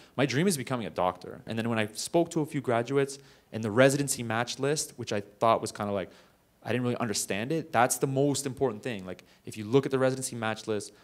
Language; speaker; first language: English; native; English